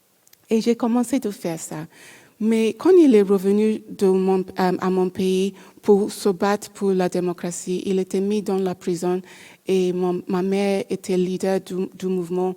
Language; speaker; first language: French; non-native, learner; English